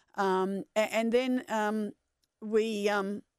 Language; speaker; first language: English; native; English